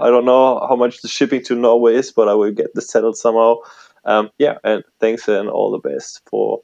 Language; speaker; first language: English; non-native, fluent; German